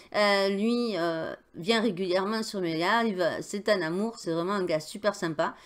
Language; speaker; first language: French; native; French